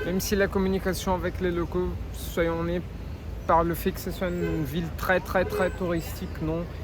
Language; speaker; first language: French; non-native, fluent; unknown